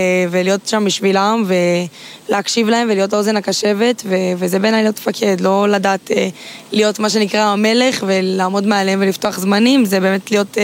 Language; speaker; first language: Hebrew; native; Hebrew